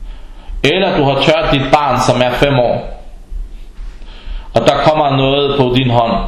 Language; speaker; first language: Danish; early bilingual, other home language; Arabic